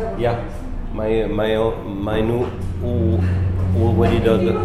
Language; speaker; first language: Welsh; non-native, local second language; Spanish